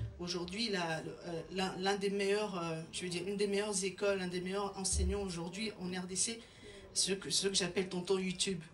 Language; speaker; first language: French; non-native, local second language; Lingala